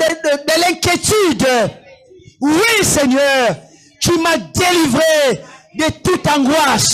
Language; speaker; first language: French; non-native, local second language; Lingala